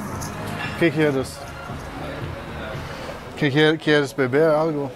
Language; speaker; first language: Spanish; non-native, learner; English